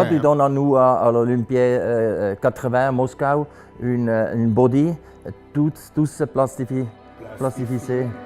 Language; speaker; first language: French; non-native, local second language; German